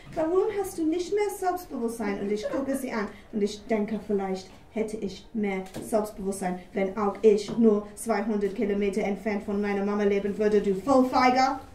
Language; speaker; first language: German; non-native, fluent; English